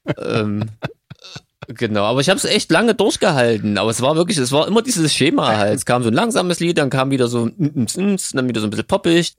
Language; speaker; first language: German; native; German